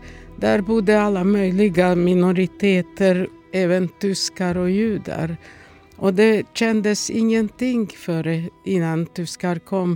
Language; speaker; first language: Swedish; non-native, fluent; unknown